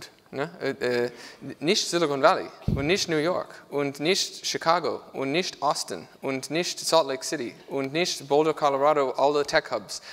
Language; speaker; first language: German; non-native, learner; English